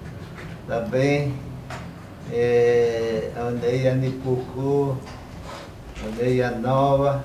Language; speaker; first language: Portuguese; non-native, local second language; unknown